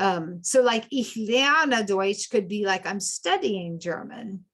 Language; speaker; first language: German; non-native, fluent; English